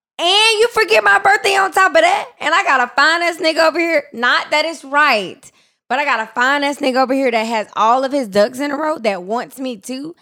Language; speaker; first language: English; native; English